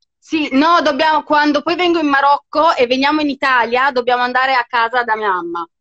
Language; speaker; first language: Italian; native; Italian